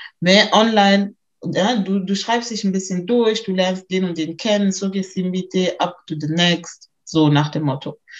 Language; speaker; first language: German; early bilingual, other home language; Lingala